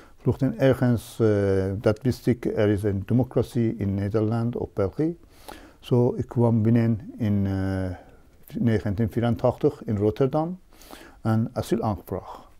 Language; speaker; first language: Dutch; non-native, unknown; Persian